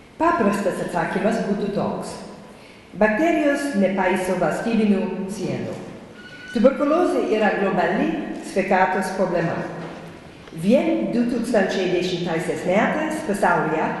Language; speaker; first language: Lithuanian; non-native, learner; English